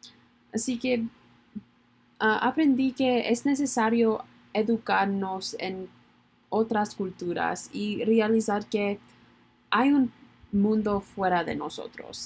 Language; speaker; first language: Spanish; non-native, learner; English